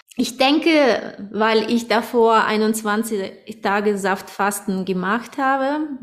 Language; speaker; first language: German; early bilingual, other home language; Russian